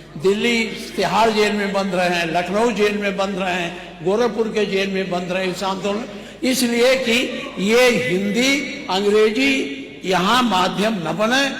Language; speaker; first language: Hindi; native; Hindi